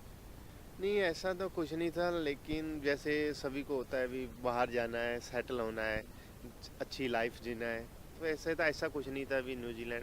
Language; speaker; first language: Hindi; non-native, local second language; Punjabi